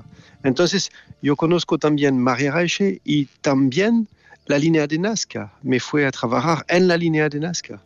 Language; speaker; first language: Spanish; non-native, learner; French